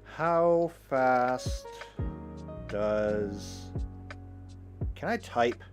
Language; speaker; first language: English; native; English